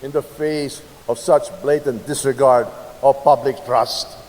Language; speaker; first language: English; non-native, local second language; Filipino